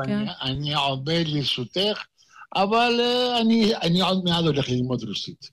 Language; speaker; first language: Hebrew; non-native, fluent; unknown